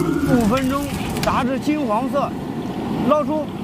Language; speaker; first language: Chinese; native; Chinese